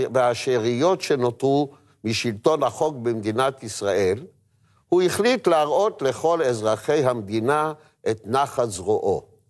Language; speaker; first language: Hebrew; native; Hebrew